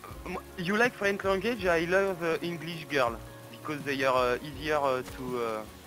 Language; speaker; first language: English; non-native, learner; French